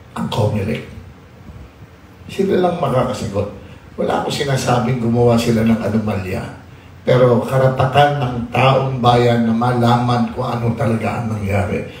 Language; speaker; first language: Filipino; native; Filipino